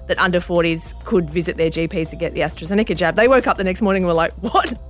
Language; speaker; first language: English; native; English